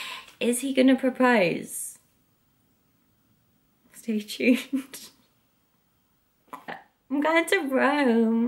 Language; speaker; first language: English; native; English